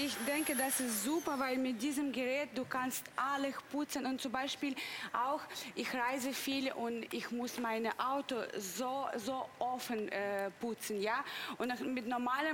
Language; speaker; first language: German; non-native, learner; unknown